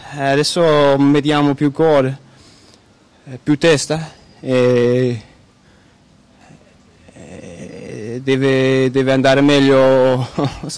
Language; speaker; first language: Italian; non-native, learner; Danish